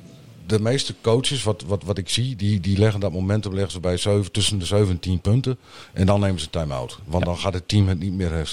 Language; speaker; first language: Dutch; native; Dutch